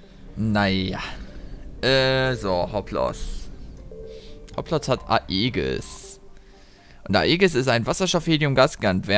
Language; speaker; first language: German; native; German